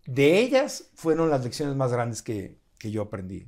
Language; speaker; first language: Spanish; native; Spanish